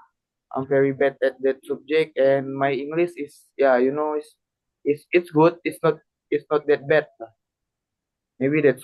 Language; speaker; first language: English; non-native, learner; Indonesian